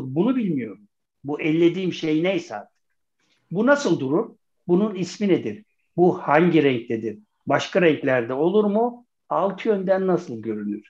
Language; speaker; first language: Turkish; native; Turkish